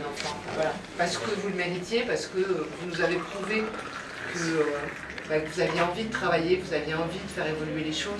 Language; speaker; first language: French; native; French